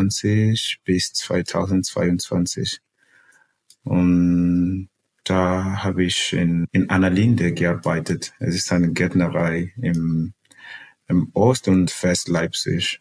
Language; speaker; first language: German; non-native, fluent; Portuguese